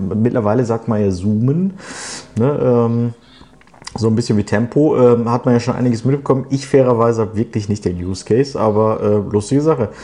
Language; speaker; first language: German; early bilingual, other home language; Turkish